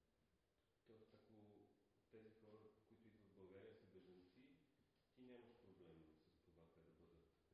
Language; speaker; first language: Bulgarian; non-native, fluent; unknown